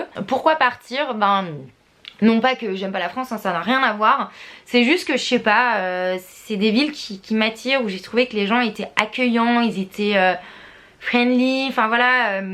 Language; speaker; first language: French; native; French